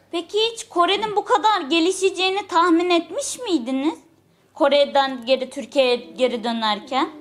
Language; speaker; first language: Turkish; native; Turkish